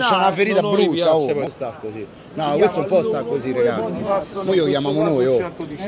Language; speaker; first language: Italian; native; Italian